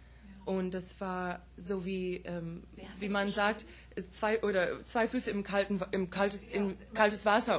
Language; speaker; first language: German; non-native, fluent; English